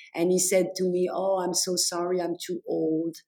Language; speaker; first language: English; non-native, fluent; French